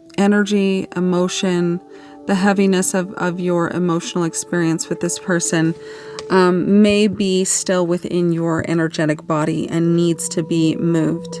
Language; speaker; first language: English; native; English